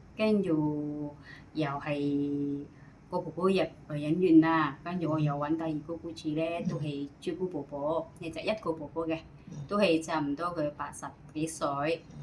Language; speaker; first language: Cantonese; non-native, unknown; Indonesian